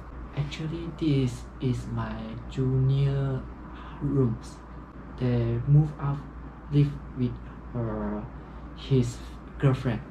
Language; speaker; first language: English; non-native, learner; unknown